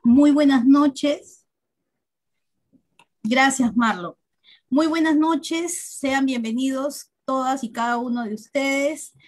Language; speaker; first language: Spanish; native; Spanish